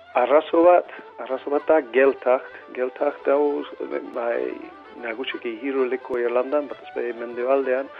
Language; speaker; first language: Basque; non-native, fluent; English